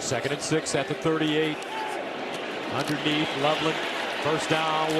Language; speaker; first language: English; native; English